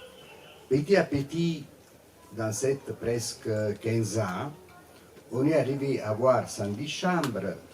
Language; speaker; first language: French; non-native, fluent; Italian